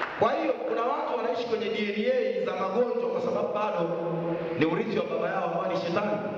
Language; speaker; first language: Swahili; native; Swahili